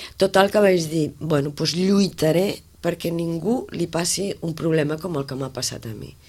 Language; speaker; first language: Catalan; native; Catalan